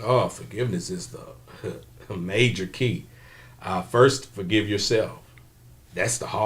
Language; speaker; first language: English; native; English